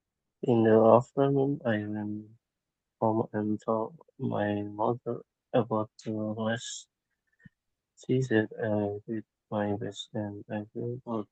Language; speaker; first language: English; non-native, learner; Indonesian